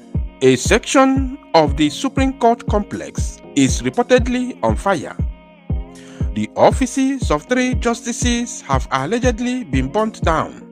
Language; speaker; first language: English; non-native, local second language; Igbo